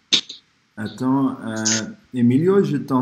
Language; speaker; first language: French; non-native, fluent; Dutch